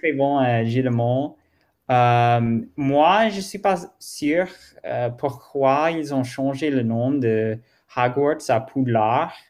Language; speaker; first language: French; non-native, learner; German